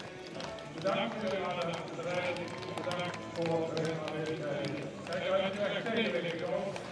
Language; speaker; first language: Dutch; native; Dutch